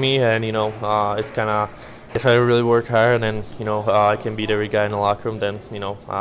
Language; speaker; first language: English; non-native, fluent; Slovak